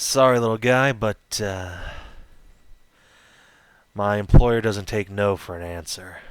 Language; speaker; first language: English; native; English